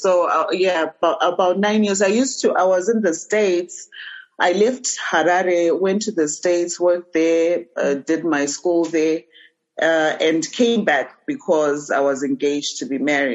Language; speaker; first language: English; non-native, local second language; Shona